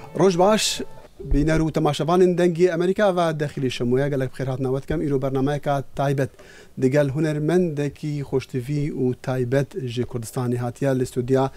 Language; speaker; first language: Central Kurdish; non-native, local second language; Kurdish